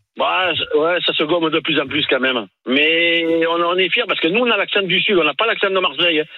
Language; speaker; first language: French; native; French